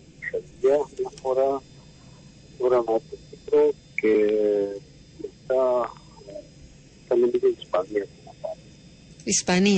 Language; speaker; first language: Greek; non-native, learner; Slovak